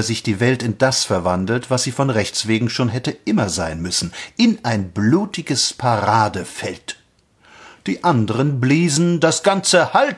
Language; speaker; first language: German; native; German